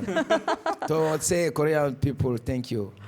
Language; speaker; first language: English; non-native, learner; Bambara